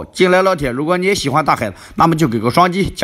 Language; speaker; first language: Chinese; native; Chinese